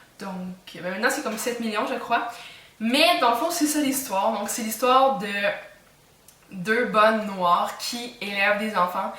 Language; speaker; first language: French; native; French